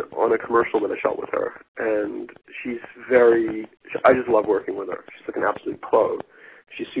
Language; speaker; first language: English; native; English